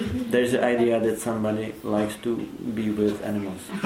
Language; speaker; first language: English; non-native, fluent; Czech